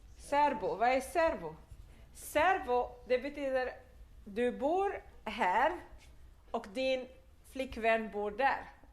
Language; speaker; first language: Swedish; non-native, fluent; Arabic